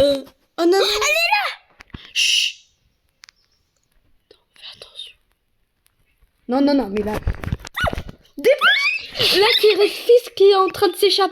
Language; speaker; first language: French; native; French